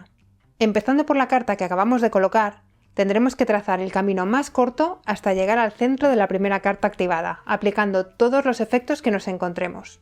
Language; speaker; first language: Spanish; native; Spanish